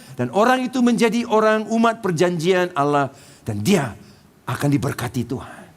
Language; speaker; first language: Malay; non-native, local second language; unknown